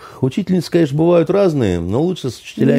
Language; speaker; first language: Russian; native; Russian